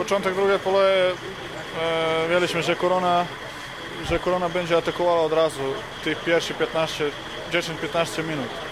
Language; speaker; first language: Polish; non-native, learner; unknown